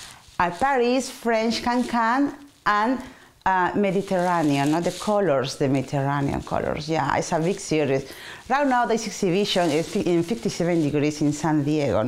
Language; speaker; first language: English; non-native, learner; Spanish